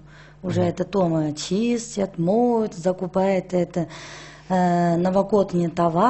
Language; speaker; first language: Russian; non-native, learner; Chinese